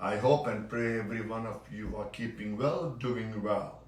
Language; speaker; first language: English; non-native, local second language; Sinhala